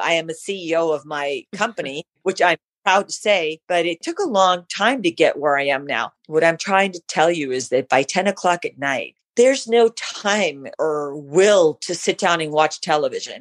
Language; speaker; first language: English; early bilingual, other home language; Spanish